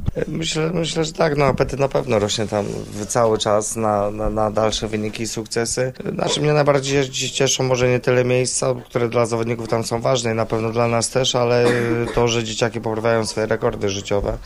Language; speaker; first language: Polish; native; Polish